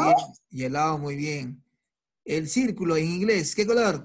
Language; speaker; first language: Spanish; native; Spanish